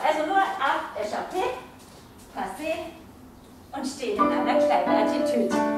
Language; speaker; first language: German; native; German